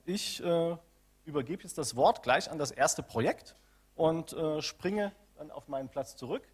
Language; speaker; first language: German; native; German